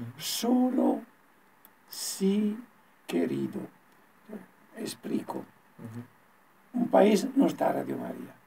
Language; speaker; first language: Spanish; non-native, learner; Italian